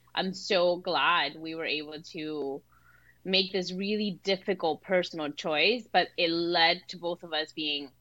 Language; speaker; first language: English; early bilingual, other home language; Spanish